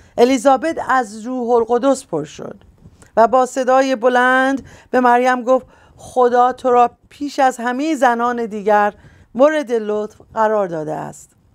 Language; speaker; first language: Persian; native; Persian